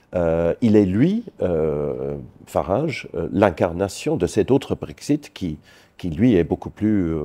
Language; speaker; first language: French; non-native, fluent; English